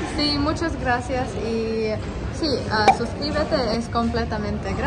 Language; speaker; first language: Spanish; non-native, learner; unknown